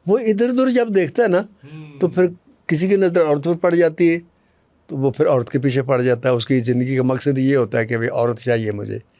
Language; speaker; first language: Urdu; non-native, local second language; Punjabi